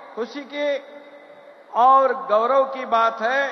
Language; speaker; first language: Hindi; non-native, local second language; Marathi